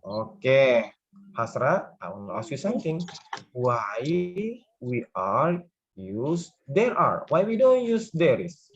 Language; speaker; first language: English; non-native, learner; Indonesian